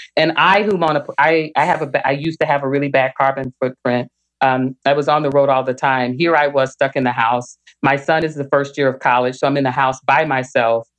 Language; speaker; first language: English; native; English